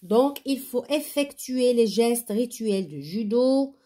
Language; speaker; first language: French; non-native, local second language; Arabic